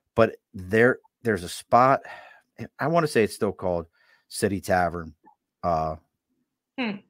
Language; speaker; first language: English; native; English